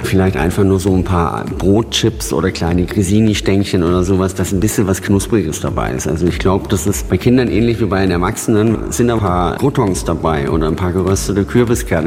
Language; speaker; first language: German; native; German